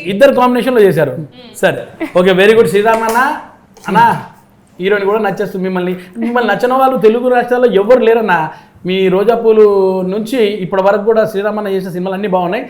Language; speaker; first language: Telugu; native; Telugu